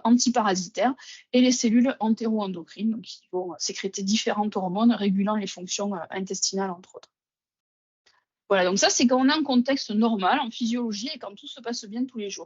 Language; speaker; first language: French; native; French